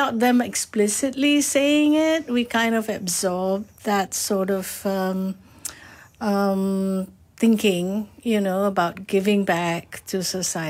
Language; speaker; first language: English; non-native, local second language; Malay